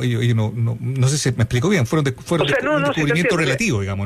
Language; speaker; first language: Spanish; native; Spanish